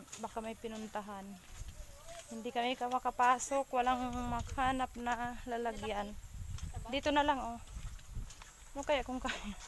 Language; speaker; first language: Filipino; non-native, local second language; Bikol